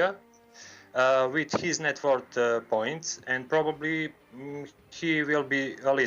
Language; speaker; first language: English; non-native, learner; Serbian